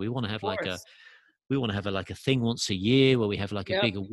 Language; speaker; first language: English; native; English